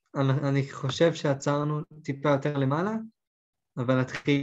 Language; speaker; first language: Hebrew; native; Hebrew